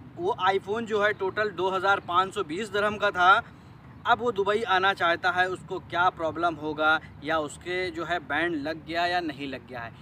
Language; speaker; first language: Hindi; native; Hindi